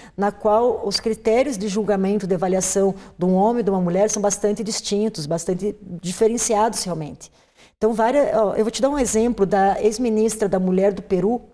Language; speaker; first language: Portuguese; native; Portuguese